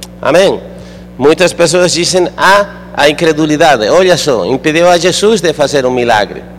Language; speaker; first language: Portuguese; non-native, fluent; Spanish